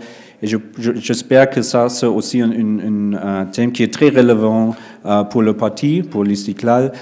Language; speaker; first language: French; non-native, fluent; German